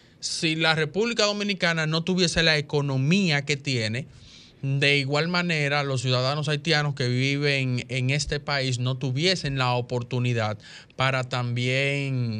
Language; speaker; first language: Spanish; native; Spanish